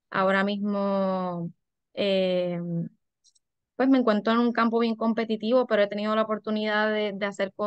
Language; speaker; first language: Spanish; native; Spanish